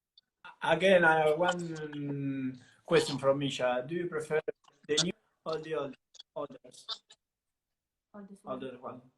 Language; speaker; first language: English; non-native, learner; Italian